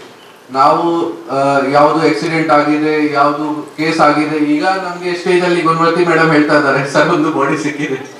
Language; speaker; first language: Kannada; non-native, local second language; Hindi